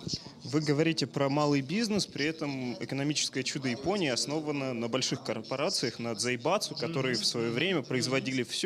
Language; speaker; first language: Russian; native; Russian